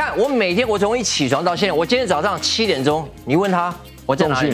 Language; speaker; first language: Chinese; native; Chinese